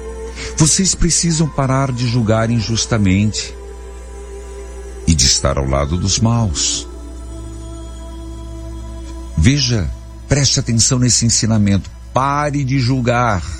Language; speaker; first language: Portuguese; native; Portuguese